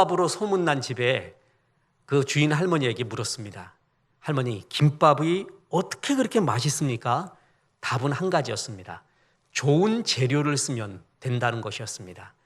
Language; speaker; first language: Korean; native; Korean